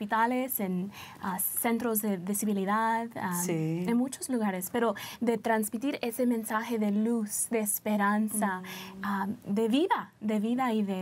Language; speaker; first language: Spanish; early bilingual, heritage; Spanish